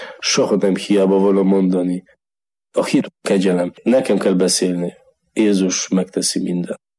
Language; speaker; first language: Hungarian; non-native, learner; Polish